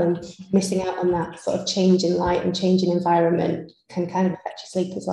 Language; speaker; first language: English; native; English